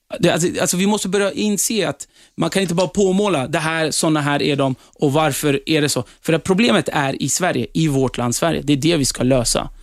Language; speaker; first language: Swedish; early bilingual, other home language; Kurdish